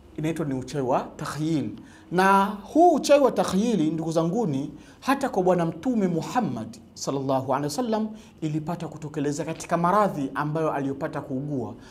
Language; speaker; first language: Swahili; native; Swahili